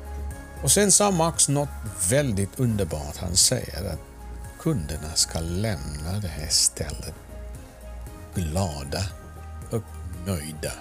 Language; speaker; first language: Swedish; non-native, fluent; Afrikaans